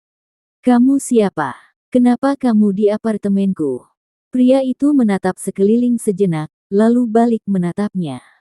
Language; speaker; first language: Indonesian; native; Indonesian